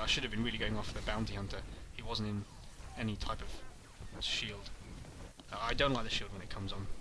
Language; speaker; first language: English; native; English